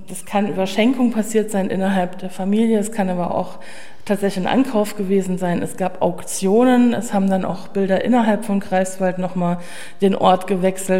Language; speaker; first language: German; native; German